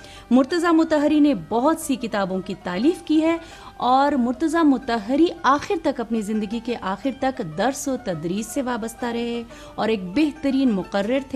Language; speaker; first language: Urdu; native; Urdu